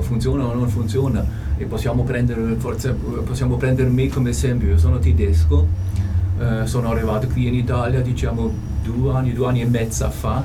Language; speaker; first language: Italian; non-native, fluent; German